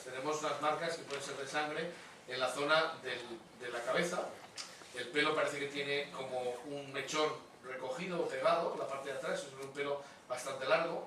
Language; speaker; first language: Spanish; native; Spanish